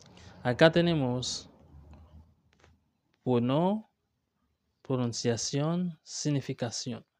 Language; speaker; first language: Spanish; non-native, learner; Haitian Creole